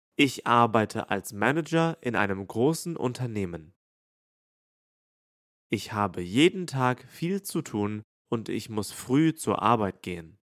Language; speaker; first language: German; native; German